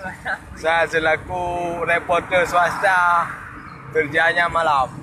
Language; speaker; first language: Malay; non-native, local second language; Achinese